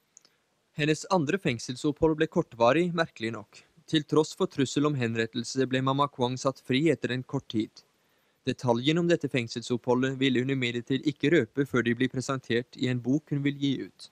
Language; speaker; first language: Norwegian; native; Norwegian